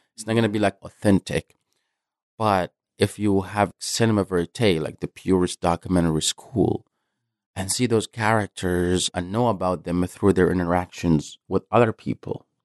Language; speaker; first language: English; non-native, fluent; Arabic